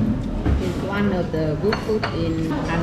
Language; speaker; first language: English; non-native, learner; Vietnamese